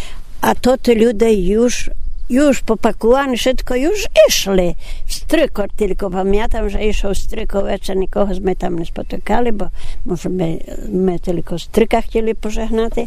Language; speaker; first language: Polish; non-native, local second language; Rusyn